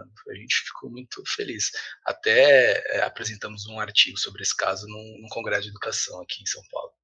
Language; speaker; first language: Portuguese; native; Portuguese